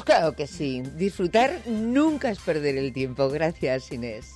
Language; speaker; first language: Spanish; native; Spanish